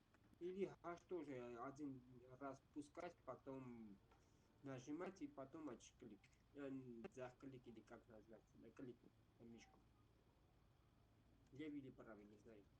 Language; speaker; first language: Russian; non-native, learner; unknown